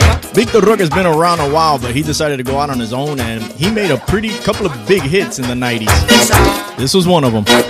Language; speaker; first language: English; native; English